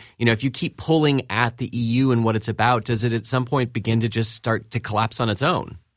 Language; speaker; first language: English; native; English